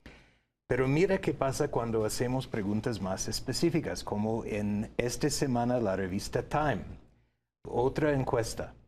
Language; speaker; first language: Spanish; non-native, fluent; English